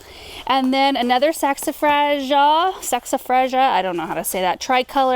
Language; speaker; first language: English; native; English